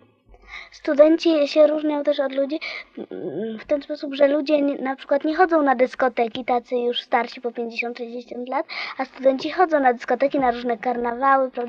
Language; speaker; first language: Polish; native; Polish